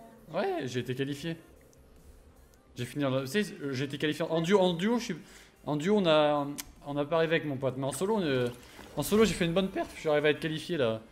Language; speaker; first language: French; native; French